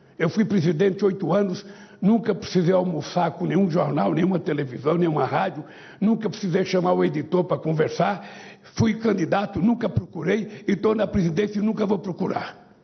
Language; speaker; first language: Portuguese; native; Portuguese